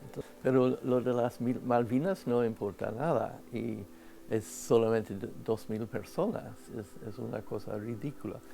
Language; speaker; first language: Spanish; non-native, fluent; English